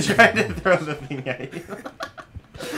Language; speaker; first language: English; native; English